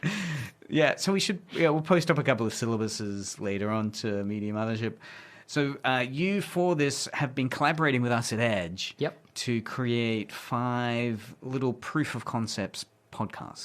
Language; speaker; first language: English; native; English